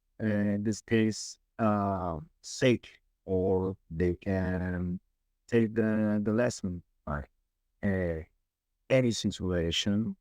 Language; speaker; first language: English; non-native, learner; Spanish